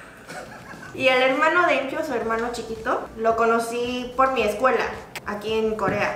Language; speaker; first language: Spanish; early bilingual, other home language; Korean